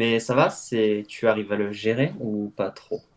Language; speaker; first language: French; native; French